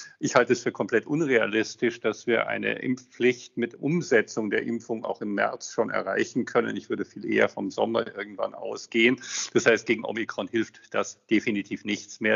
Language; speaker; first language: German; native; German